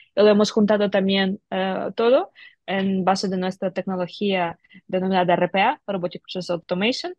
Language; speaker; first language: Spanish; non-native, fluent; Ukrainian